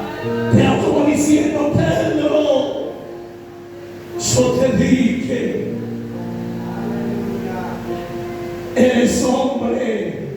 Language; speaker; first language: Spanish; native; Spanish